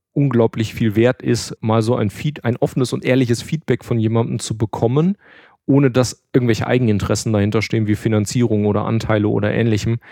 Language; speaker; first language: German; native; German